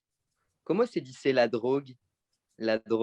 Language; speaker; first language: Spanish; non-native, learner; French